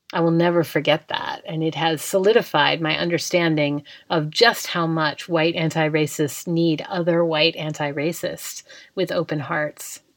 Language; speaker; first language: English; native; English